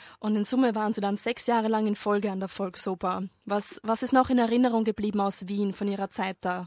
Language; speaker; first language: German; native; German